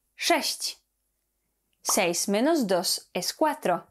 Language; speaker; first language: Spanish; non-native, fluent; Polish